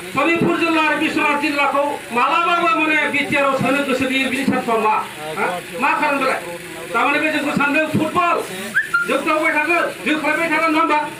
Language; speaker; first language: Bodo; native; Bodo